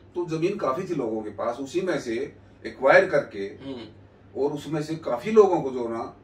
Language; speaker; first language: Hindi; native; Hindi